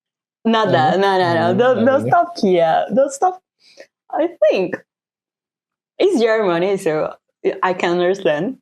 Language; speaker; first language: English; non-native, fluent; Portuguese